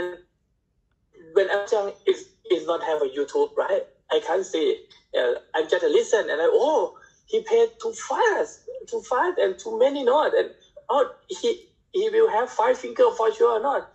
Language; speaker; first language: English; non-native, learner; Thai